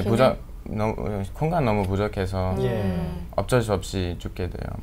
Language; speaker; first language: Korean; non-native, fluent; English